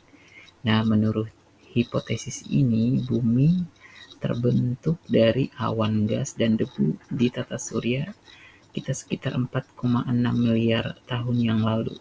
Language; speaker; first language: Indonesian; native; Indonesian